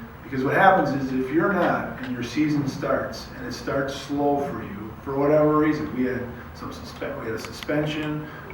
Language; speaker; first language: English; native; English